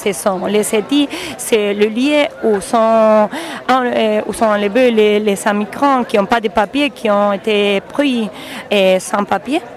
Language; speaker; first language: French; non-native, learner; Spanish